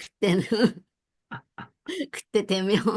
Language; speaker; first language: Korean; non-native, learner; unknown